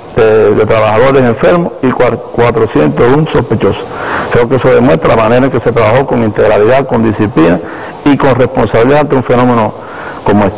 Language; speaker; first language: Spanish; native; Spanish